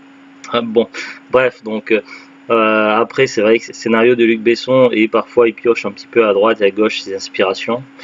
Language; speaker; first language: French; native; French